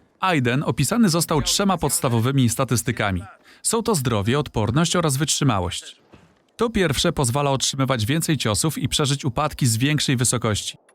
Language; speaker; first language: Polish; native; Polish